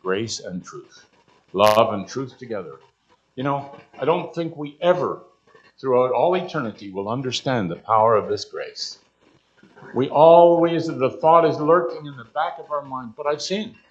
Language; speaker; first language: English; native; English